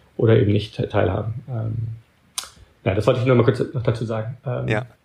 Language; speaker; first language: German; early bilingual, heritage; German